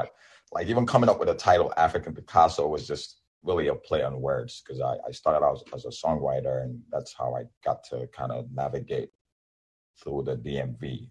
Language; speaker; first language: English; non-native, local second language; Yoruba